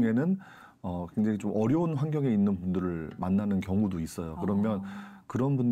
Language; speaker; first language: Korean; native; Korean